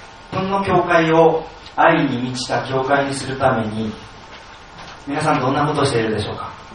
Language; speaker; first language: Japanese; native; Japanese